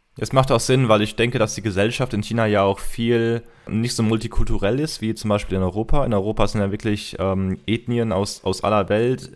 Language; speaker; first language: German; early bilingual, heritage; German